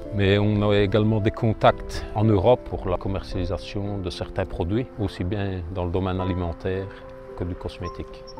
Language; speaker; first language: French; native; French